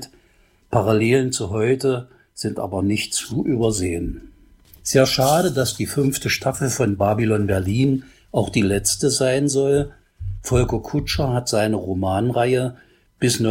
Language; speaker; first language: German; native; German